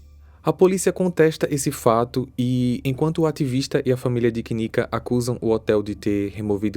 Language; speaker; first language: Portuguese; native; Portuguese